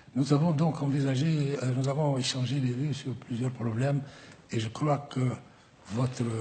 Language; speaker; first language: French; non-native, local second language; Arabic